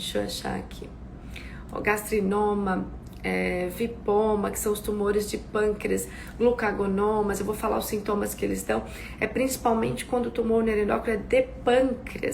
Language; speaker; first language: Portuguese; native; Portuguese